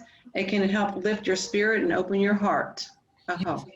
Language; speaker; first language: English; native; English